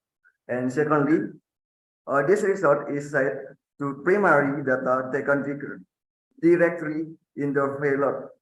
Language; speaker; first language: English; non-native, fluent; Indonesian